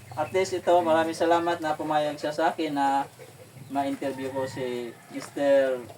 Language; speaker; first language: Filipino; non-native, local second language; Cebuano